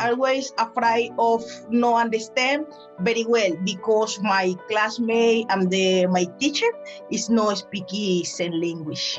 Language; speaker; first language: English; non-native, learner; Spanish